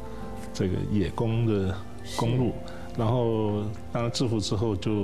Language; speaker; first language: Chinese; native; Chinese